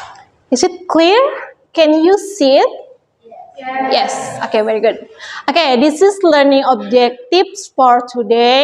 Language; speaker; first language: English; non-native, learner; Indonesian